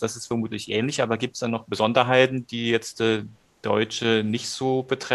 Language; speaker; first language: German; native; German